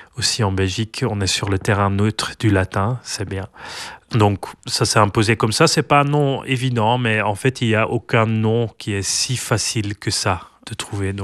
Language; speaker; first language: French; non-native, local second language; Dutch